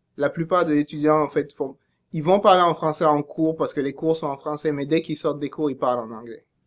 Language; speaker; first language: French; native; French